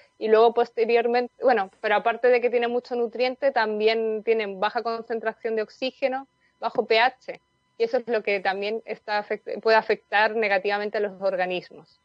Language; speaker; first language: Spanish; native; Spanish